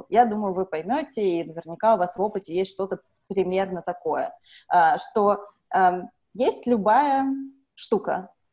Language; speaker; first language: Russian; native; Russian